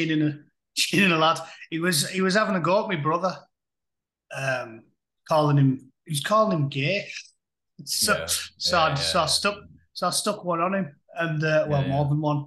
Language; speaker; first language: English; native; English